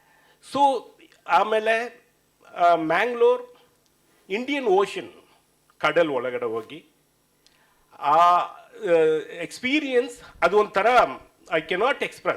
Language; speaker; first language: Kannada; non-native, learner; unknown